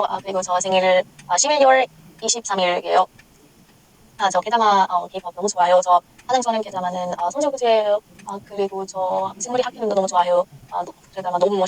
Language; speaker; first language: Korean; non-native, learner; English